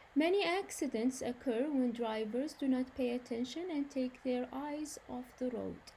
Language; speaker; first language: English; non-native, fluent; Arabic